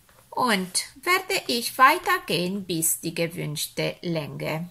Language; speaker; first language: German; non-native, fluent; Italian